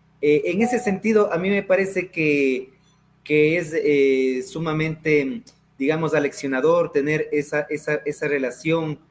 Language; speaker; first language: Spanish; native; Spanish